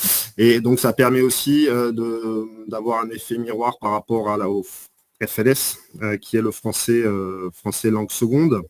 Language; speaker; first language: French; native; French